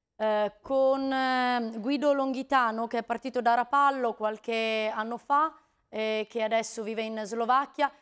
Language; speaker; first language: Italian; native; Italian